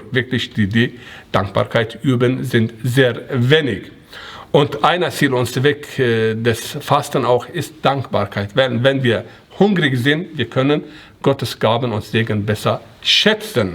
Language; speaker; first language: German; non-native, learner; Persian